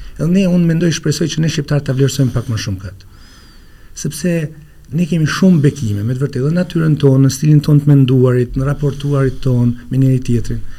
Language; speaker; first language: Albanian; native; Albanian